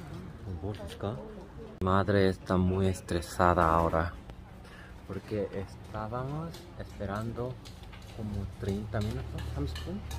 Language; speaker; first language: Spanish; non-native, fluent; Korean